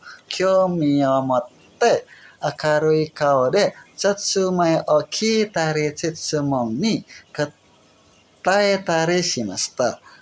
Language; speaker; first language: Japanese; non-native, learner; Indonesian